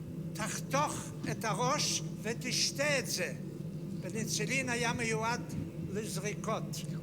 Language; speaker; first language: Hebrew; non-native, fluent; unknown